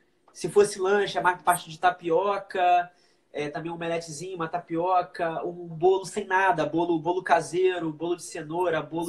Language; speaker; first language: Portuguese; native; Portuguese